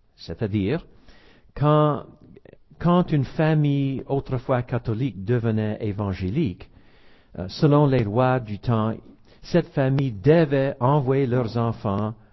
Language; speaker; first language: French; non-native, local second language; English